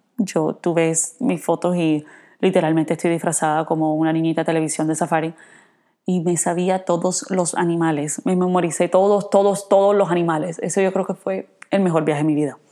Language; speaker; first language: Spanish; native; Spanish